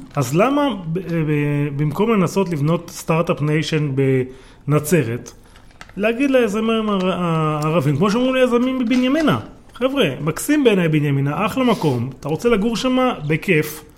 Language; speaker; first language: Hebrew; native; Hebrew